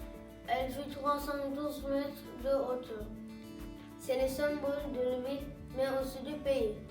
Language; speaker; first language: French; non-native, learner; Turkish